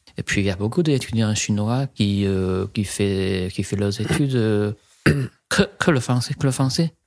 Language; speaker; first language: French; non-native, fluent; Chinese